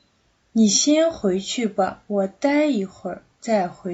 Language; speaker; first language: Chinese; non-native, fluent; Kazakh